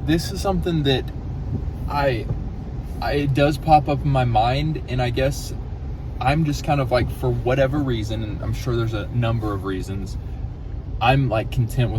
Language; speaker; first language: English; native; English